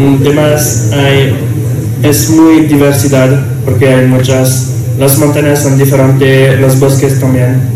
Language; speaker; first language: Spanish; non-native, learner; French